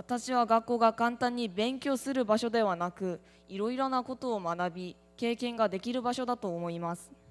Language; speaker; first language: Japanese; non-native, learner; Korean